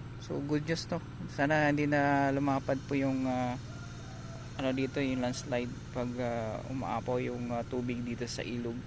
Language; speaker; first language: Filipino; non-native, local second language; Hiligaynon